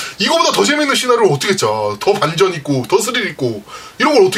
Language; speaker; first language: Korean; native; Korean